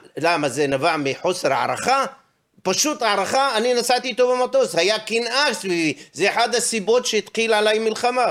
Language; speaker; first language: Hebrew; non-native, local second language; Arabic